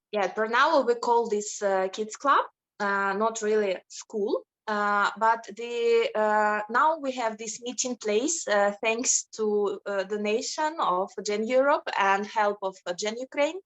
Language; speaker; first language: English; non-native, fluent; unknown